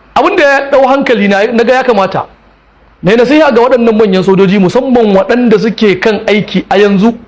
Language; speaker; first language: Hausa; native; Hausa